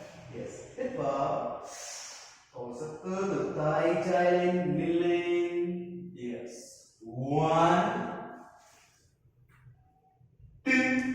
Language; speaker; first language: Vietnamese; non-native, learner; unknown